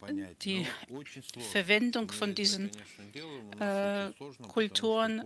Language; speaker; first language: German; non-native, fluent; Russian